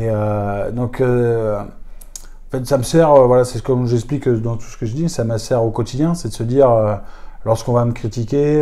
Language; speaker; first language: French; native; French